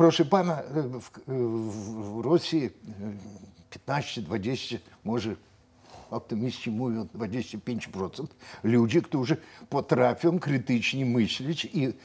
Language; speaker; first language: Polish; non-native, fluent; Russian